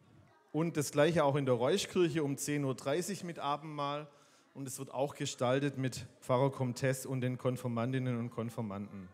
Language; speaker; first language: German; native; German